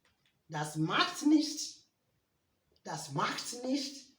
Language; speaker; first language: German; non-native, learner; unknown